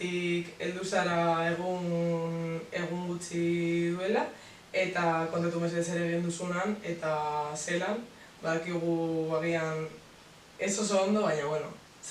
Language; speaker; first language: Basque; non-native, local second language; Spanish